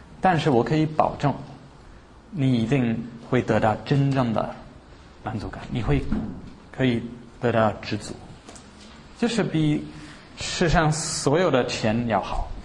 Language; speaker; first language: Chinese; early bilingual, heritage; Chinese